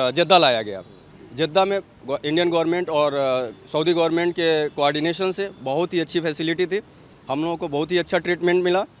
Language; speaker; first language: Hindi; native; Hindi